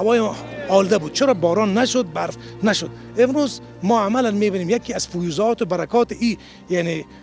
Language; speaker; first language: Persian; native; Persian